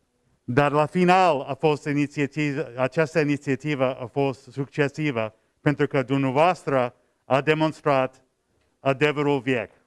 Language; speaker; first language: Romanian; non-native, learner; English